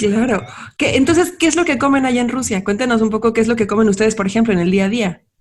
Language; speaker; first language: Spanish; native; Spanish